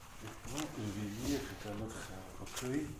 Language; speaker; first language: French; non-native, local second language; Arabic